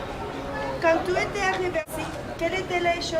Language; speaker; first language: French; non-native, learner; Spanish